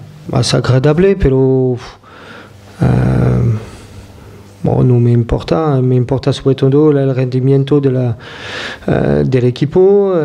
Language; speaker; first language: Spanish; non-native, fluent; French